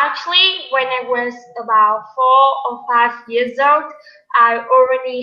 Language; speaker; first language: English; non-native, learner; Vietnamese